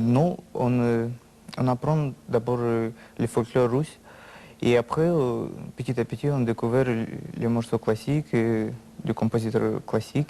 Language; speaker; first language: French; non-native, learner; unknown